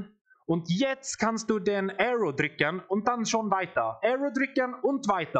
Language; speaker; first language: German; non-native, fluent; Swedish